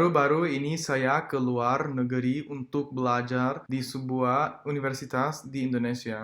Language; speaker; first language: Indonesian; non-native, fluent; English